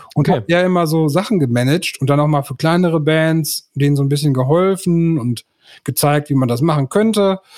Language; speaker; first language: German; native; German